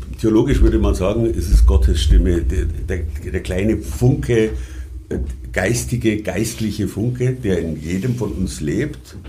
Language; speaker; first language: German; native; German